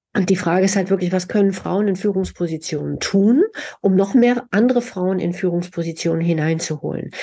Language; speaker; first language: German; native; German